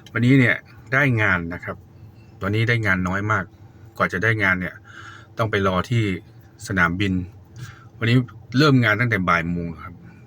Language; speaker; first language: Thai; native; Thai